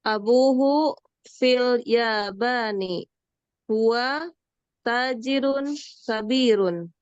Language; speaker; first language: Arabic; non-native, learner; Indonesian